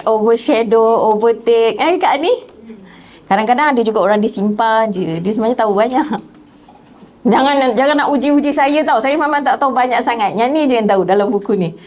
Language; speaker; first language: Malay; native; Malay